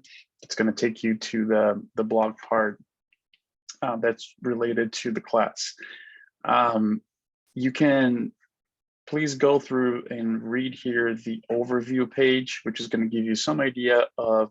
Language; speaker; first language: English; non-native, fluent; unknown